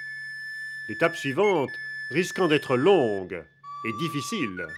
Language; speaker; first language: French; native; French